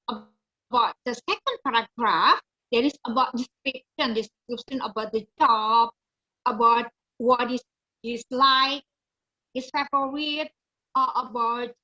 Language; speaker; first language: English; non-native, learner; Indonesian